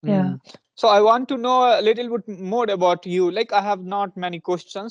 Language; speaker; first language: English; non-native, local second language; Punjabi